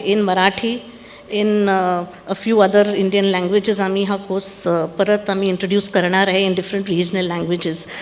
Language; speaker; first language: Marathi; non-native, local second language; Punjabi